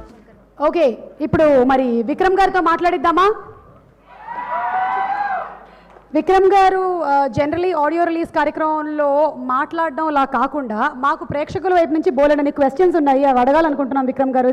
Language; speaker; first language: Telugu; native; Telugu